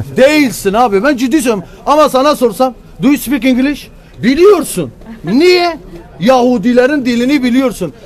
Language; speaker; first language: Turkish; non-native, local second language; Kurdish